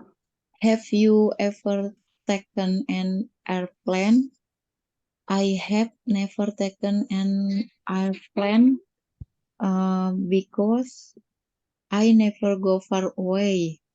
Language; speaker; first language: English; non-native, learner; Indonesian